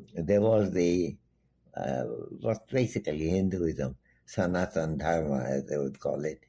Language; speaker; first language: English; non-native, local second language; Bangla